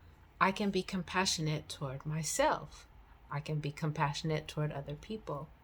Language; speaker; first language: English; native; English